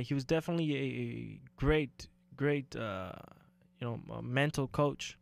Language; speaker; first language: English; native; English